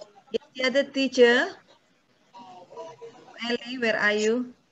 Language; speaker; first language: English; non-native, fluent; Indonesian